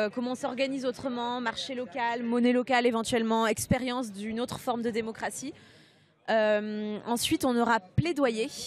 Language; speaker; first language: French; native; French